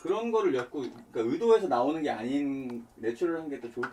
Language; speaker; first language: Korean; native; Korean